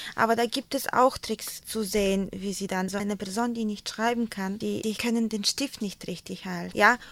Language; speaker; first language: German; non-native, fluent; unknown